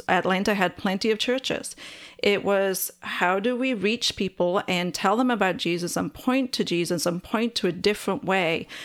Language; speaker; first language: English; native; English